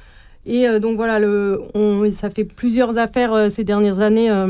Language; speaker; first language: French; native; French